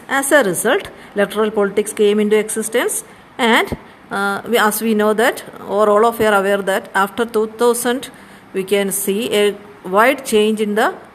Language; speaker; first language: English; non-native, local second language; Malayalam